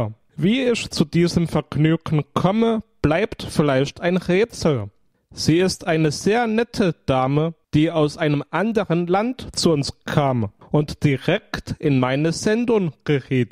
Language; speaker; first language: German; native; German